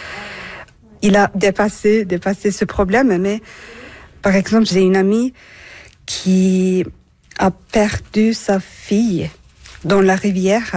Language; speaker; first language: French; non-native, fluent; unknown